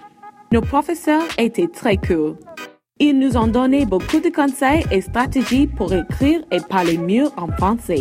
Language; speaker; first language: French; non-native, local second language; English